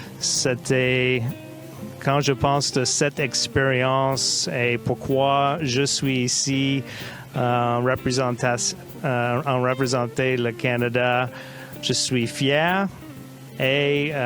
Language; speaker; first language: French; non-native, learner; English